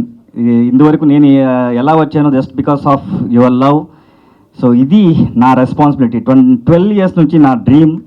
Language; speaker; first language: Telugu; non-native, learner; Kannada